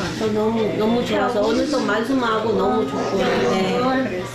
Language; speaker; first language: Korean; non-native, learner; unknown